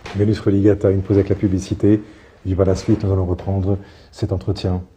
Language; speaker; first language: French; non-native, local second language; Arabic